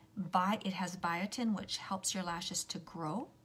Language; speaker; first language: English; native; English